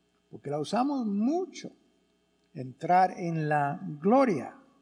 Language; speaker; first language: Spanish; early bilingual, other home language; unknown